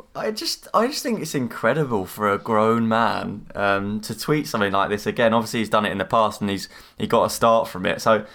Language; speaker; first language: English; native; English